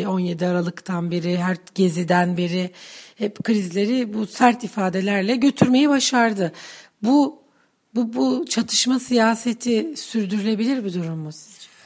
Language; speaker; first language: Turkish; native; Turkish